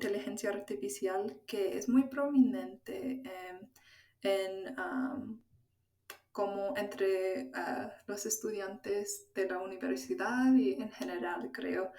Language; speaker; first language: Spanish; non-native, fluent; English